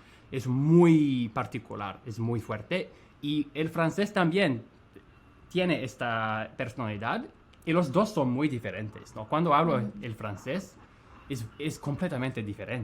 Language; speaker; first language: Spanish; non-native, fluent; English